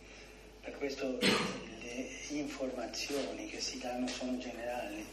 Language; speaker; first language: Italian; non-native, fluent; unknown